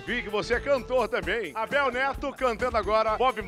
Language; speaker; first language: Portuguese; native; Portuguese